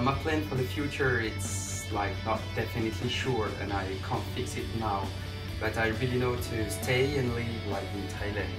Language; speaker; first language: English; non-native, fluent; French